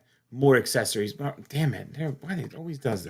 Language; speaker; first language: English; native; English